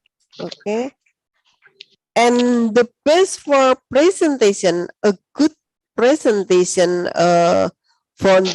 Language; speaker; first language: English; non-native, learner; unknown